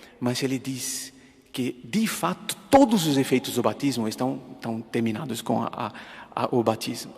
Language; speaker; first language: Portuguese; non-native, fluent; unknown